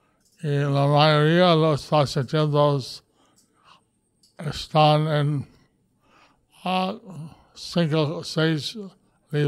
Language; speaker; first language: Spanish; non-native, learner; English